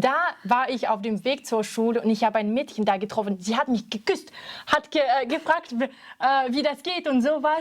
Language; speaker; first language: German; non-native, fluent; French